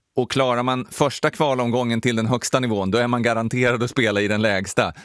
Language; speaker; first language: Swedish; native; Swedish